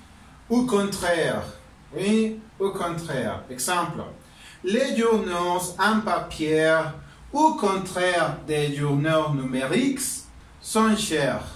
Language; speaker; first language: French; non-native, learner; Spanish